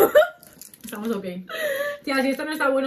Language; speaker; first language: Spanish; native; Spanish